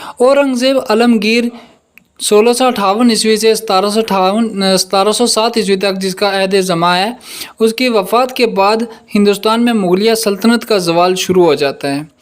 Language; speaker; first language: Urdu; native; Urdu